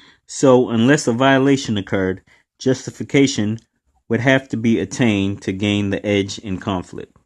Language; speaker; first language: English; native; English